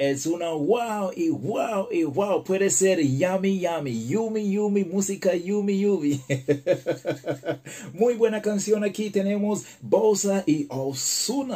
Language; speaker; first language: Spanish; non-native, learner; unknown